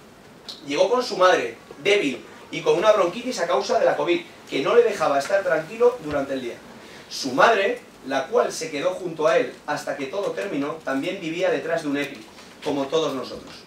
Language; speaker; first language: Spanish; native; Spanish